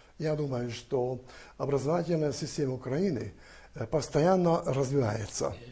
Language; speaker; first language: Russian; non-native, fluent; Hungarian